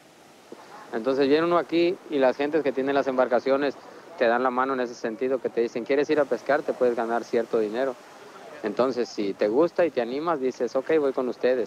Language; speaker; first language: Spanish; native; Spanish